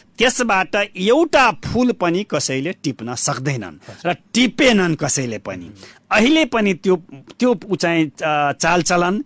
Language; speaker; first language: Nepali; non-native, local second language; Bhojpuri